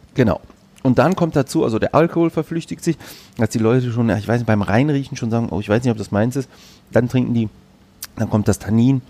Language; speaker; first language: German; early bilingual, other home language; Greek